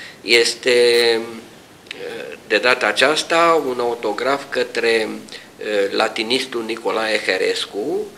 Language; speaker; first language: Romanian; native; Romanian